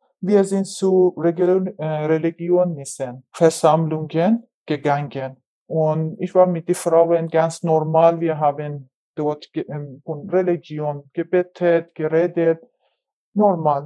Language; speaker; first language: German; non-native, learner; Persian